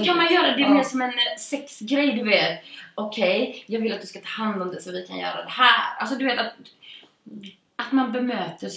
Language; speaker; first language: Swedish; native; Swedish